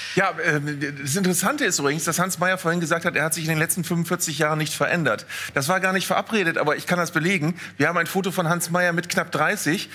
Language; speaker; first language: German; native; German